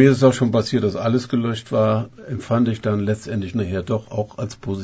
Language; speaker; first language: German; native; German